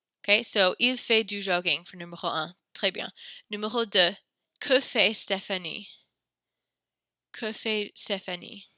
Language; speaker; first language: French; non-native, fluent; English